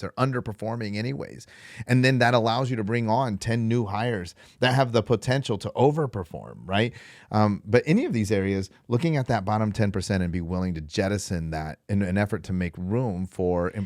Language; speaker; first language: English; native; English